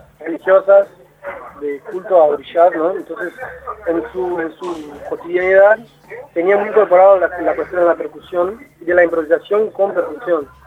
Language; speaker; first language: Spanish; non-native, fluent; Portuguese